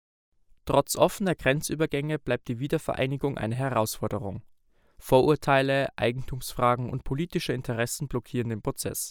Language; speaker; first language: German; native; German